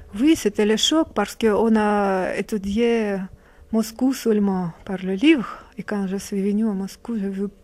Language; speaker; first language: French; non-native, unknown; Russian